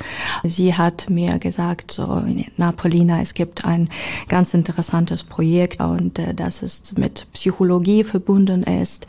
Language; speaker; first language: German; non-native, learner; Ukrainian